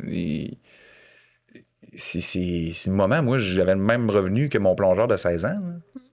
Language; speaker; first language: French; native; French